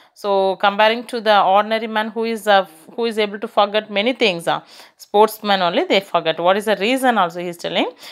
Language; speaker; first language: English; non-native, local second language; Tamil